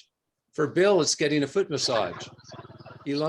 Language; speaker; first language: English; native; English